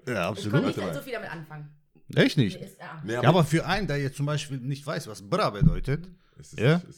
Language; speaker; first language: German; non-native, fluent; Turkish